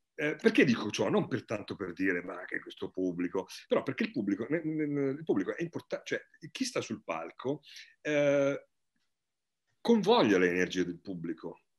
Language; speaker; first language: Italian; native; Italian